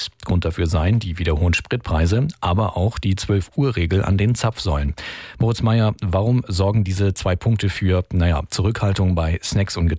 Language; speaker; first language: German; native; German